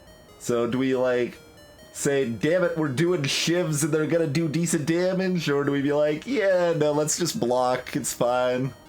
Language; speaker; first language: English; native; English